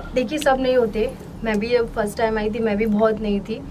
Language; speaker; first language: Hindi; native; Hindi